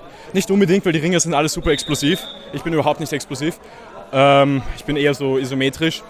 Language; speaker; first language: German; native; German